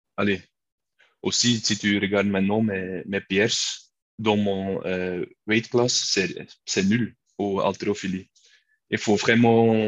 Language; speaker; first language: French; non-native, local second language; Dutch